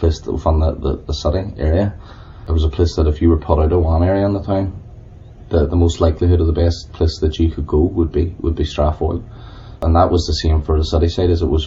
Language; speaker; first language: English; native; English